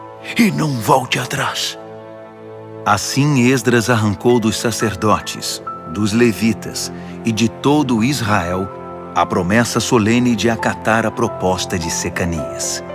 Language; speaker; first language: Portuguese; native; Portuguese